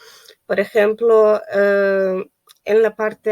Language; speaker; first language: Spanish; non-native, fluent; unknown